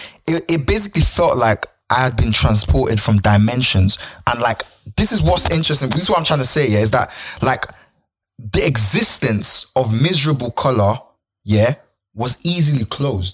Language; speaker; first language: English; non-native, local second language; Yoruba